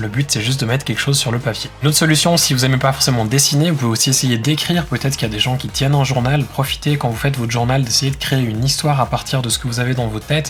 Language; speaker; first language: French; native; French